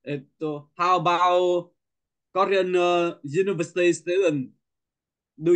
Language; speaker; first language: English; non-native, learner; Vietnamese